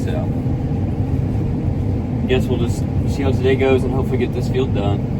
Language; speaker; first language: English; native; English